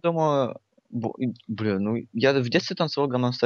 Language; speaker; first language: Russian; native; Russian